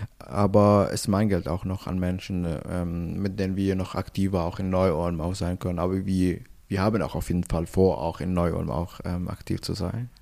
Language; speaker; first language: German; non-native, fluent; Arabic